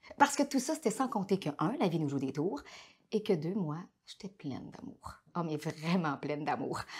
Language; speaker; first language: French; native; French